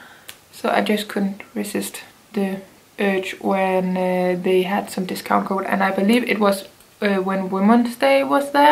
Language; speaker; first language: English; non-native, fluent; Danish